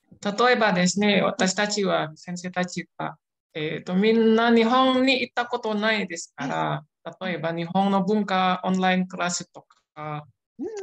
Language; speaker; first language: Japanese; non-native, fluent; Indonesian